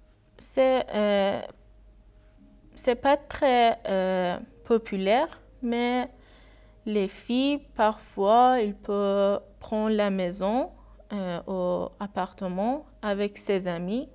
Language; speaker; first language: French; non-native, learner; Persian